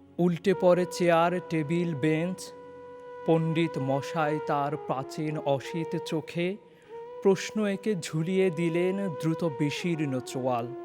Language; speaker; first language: Bangla; native; Bangla